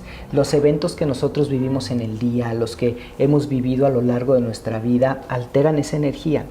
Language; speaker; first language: Spanish; native; Spanish